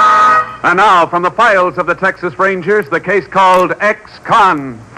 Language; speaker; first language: English; native; English